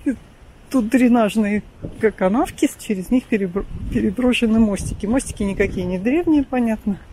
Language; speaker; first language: Russian; native; Russian